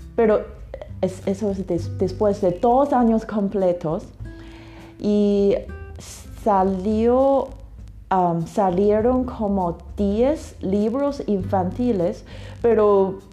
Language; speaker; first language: Spanish; non-native, fluent; Chinese